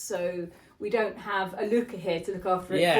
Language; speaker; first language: English; native; English